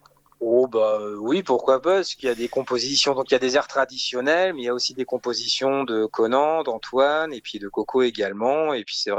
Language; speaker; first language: French; native; French